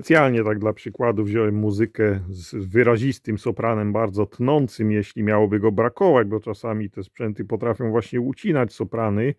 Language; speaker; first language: Polish; native; Polish